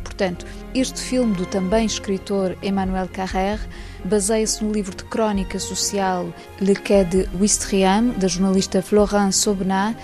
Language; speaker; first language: Portuguese; native; Portuguese